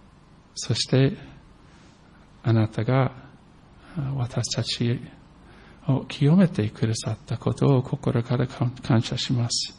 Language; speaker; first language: Japanese; non-native, fluent; English